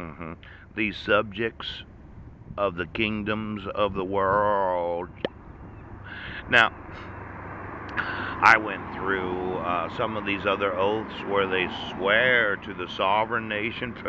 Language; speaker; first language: English; native; English